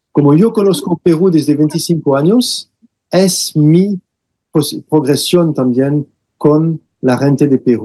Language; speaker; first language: Spanish; non-native, fluent; French